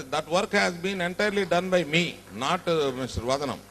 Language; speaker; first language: English; non-native, local second language; Telugu